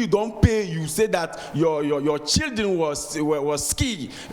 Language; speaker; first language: English; non-native, learner; French